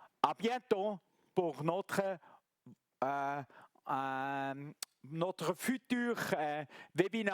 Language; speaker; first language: French; non-native, local second language; German